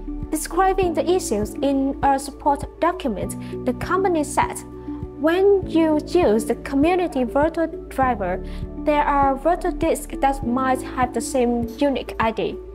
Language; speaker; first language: English; non-native, fluent; Vietnamese